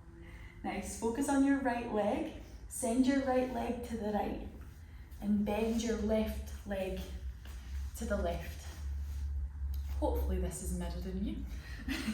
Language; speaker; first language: English; native; English